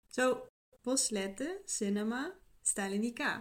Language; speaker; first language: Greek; non-native, learner; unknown